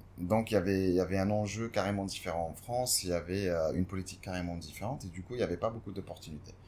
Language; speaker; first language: French; non-native, local second language; Arabic